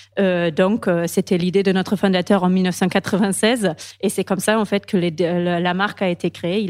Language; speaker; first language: French; non-native, fluent; German